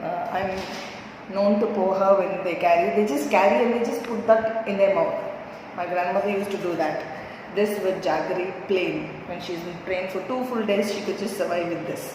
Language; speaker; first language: English; non-native, local second language; Tamil